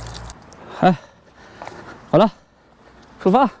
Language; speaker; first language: Chinese; native; Chinese